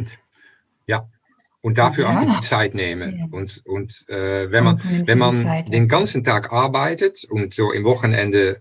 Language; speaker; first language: German; non-native, fluent; Dutch